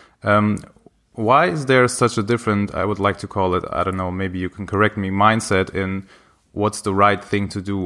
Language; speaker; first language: English; non-native, fluent; German